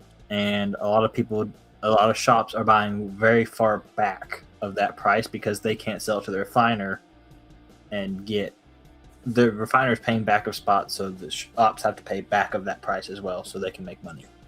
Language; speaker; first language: English; native; English